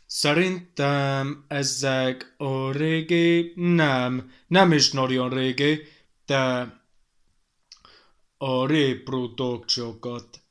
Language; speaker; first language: Hungarian; non-native, learner; Welsh